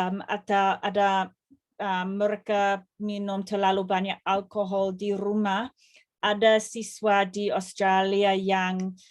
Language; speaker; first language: Indonesian; non-native, fluent; English